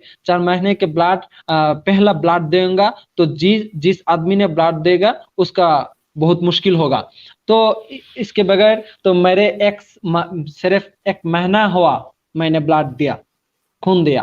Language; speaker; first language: Hindi; non-native, learner; Bangla